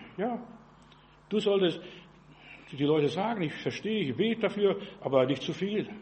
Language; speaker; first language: German; non-native, fluent; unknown